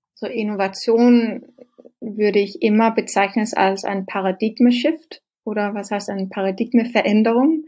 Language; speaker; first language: German; non-native, fluent; Danish